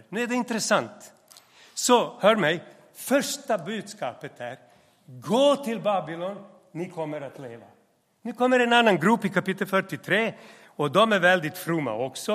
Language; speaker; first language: Swedish; non-native, fluent; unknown